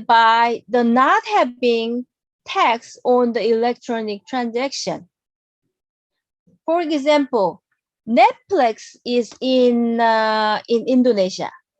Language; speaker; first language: English; non-native, fluent; Korean